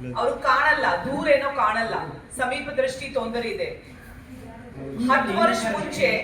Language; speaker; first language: Kannada; non-native, learner; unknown